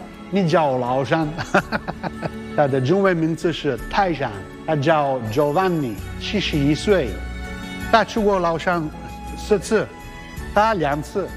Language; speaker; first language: Chinese; non-native, learner; Italian